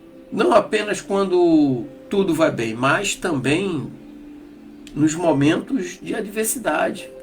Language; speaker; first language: Portuguese; native; Portuguese